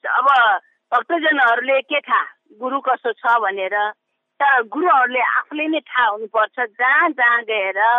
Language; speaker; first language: Nepali; non-native, local second language; Newari